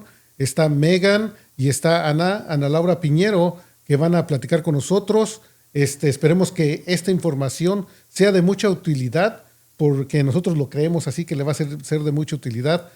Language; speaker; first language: Spanish; native; Spanish